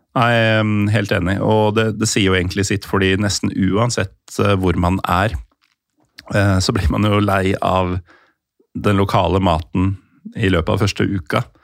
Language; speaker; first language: Norwegian; native; Norwegian